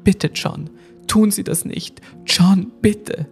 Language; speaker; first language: German; native; German